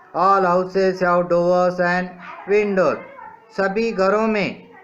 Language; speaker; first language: Hindi; non-native, local second language; Marathi